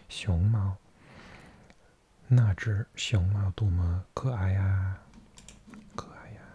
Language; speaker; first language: Chinese; non-native, learner; English